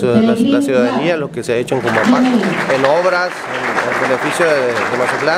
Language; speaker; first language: Spanish; native; Spanish